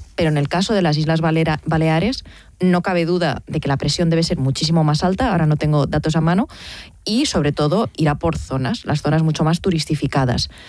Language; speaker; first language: Spanish; native; Spanish